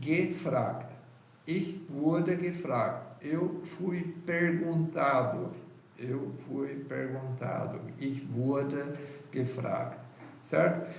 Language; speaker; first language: German; non-native, fluent; Portuguese